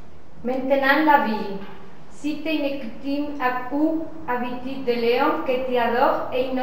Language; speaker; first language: French; non-native, learner; Spanish